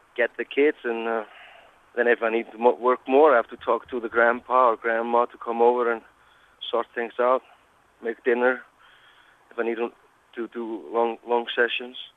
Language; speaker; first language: English; non-native, fluent; Icelandic